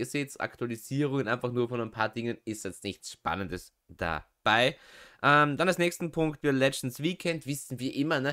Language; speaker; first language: German; native; German